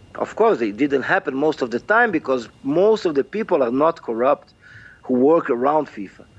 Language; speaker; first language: English; non-native, fluent; Portuguese